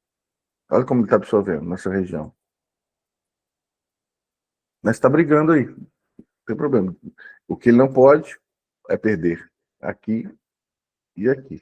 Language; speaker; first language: Portuguese; native; Portuguese